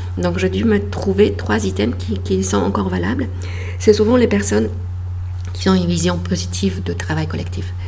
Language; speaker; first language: French; non-native, fluent; Polish